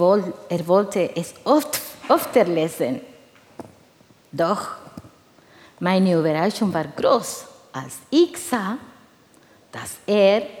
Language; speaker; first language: German; non-native, fluent; Spanish